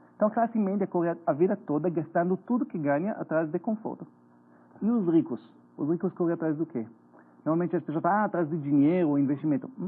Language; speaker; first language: Portuguese; non-native, fluent; Hebrew